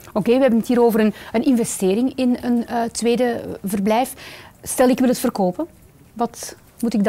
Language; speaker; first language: Dutch; native; Dutch